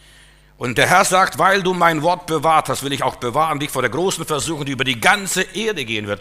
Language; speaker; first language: German; native; German